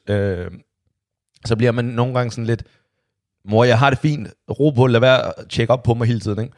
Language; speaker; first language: Danish; early bilingual, other home language; Chinese